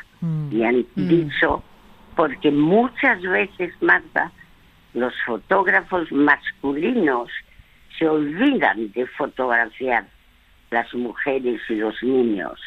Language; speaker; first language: Spanish; early bilingual, other home language; French